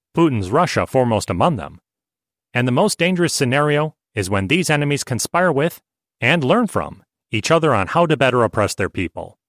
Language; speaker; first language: English; non-native, fluent; Hungarian